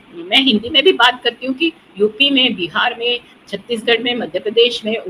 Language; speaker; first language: Hindi; non-native, local second language; Marathi